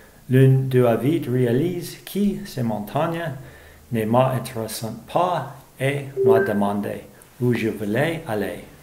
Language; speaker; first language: French; non-native, learner; English